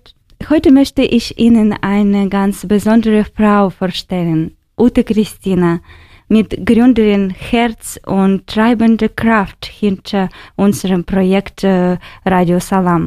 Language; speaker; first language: German; non-native, fluent; Ukrainian